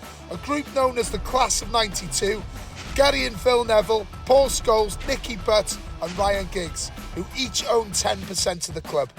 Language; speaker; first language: English; native; English